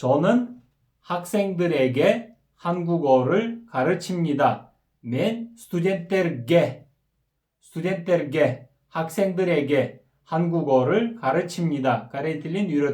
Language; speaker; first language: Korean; non-native, fluent; Kyrgyz